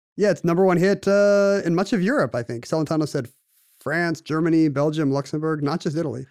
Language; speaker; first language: English; native; English